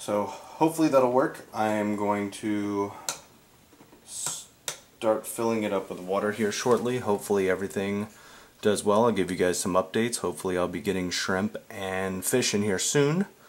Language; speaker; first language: English; native; English